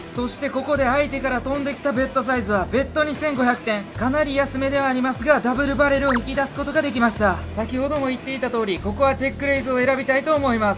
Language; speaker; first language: Japanese; native; Japanese